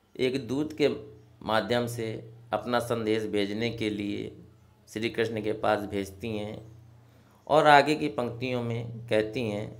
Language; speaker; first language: Hindi; native; Hindi